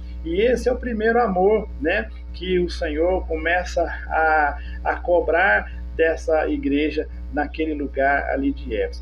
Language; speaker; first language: Portuguese; native; Portuguese